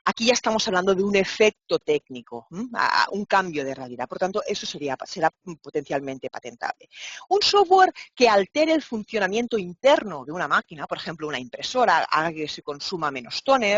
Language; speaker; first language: Spanish; native; Spanish